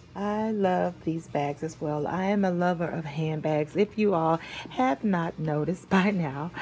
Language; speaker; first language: English; native; English